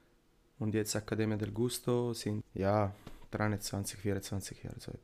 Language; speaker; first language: German; non-native, learner; Italian